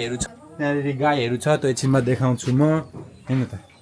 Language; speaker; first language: Nepali; non-native, learner; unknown